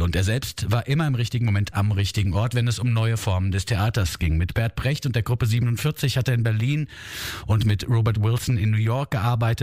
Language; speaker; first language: German; native; German